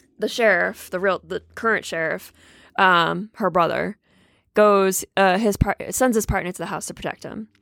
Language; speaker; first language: English; native; English